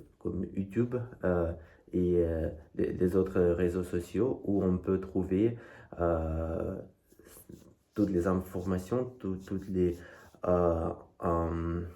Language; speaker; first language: French; non-native, fluent; Russian